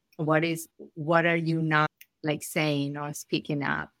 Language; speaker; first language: English; non-native, fluent; Spanish